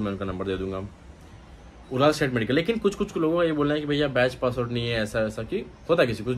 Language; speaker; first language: Hindi; non-native, local second language; Marathi